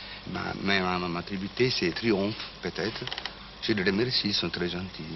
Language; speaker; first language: French; non-native, fluent; Italian